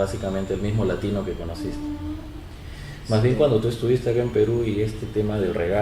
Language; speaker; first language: Spanish; native; Spanish